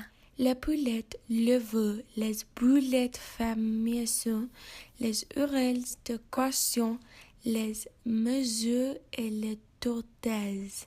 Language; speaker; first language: French; non-native, learner; English